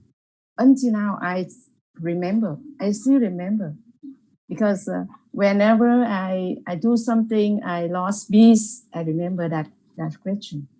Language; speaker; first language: English; non-native, learner; Vietnamese